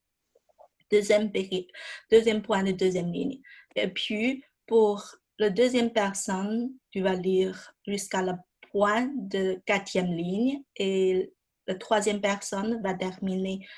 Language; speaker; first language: French; non-native, fluent; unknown